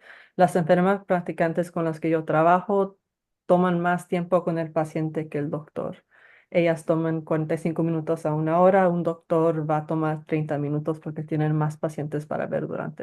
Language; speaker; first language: Spanish; early bilingual, heritage; Spanish